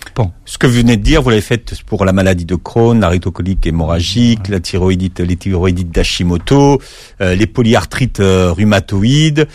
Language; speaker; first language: French; native; French